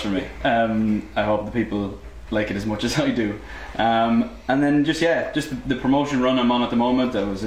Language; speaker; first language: English; native; English